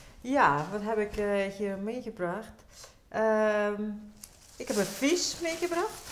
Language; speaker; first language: Dutch; non-native, fluent; Russian